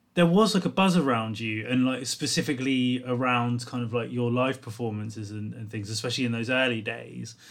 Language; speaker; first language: English; native; English